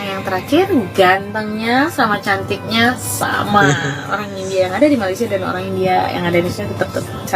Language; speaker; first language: Indonesian; non-native, local second language; Tamil